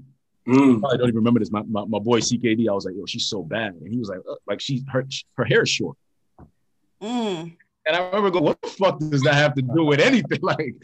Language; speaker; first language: English; non-native, local second language; Yoruba